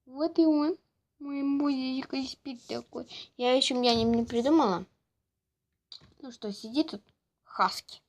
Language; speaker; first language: Russian; non-native, local second language; Ukrainian